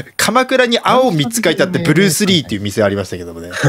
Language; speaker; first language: Japanese; native; Japanese